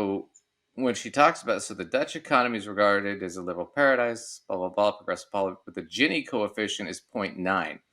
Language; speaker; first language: English; native; English